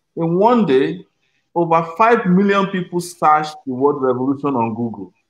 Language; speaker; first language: English; non-native, local second language; Yoruba